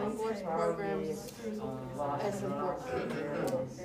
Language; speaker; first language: Spanish; non-native, learner; English